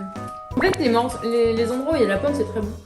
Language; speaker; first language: French; native; French